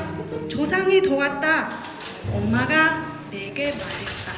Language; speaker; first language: Korean; non-native, fluent; Filipino